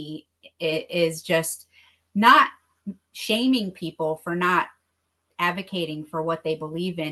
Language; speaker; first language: English; native; English